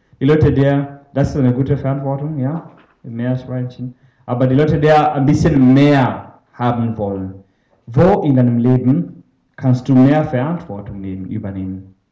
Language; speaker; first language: German; non-native, fluent; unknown